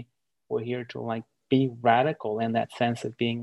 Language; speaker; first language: English; early bilingual, other home language; Spanish